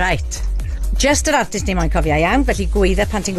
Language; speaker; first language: Welsh; native; Welsh